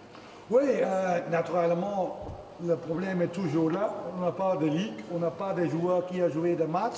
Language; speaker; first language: French; non-native, fluent; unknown